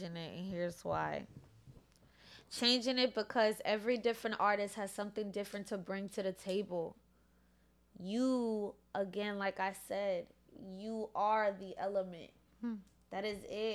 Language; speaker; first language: English; early bilingual, other home language; Spanish